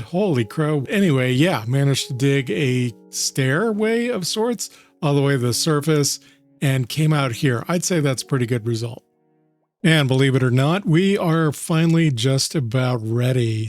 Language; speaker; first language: English; native; English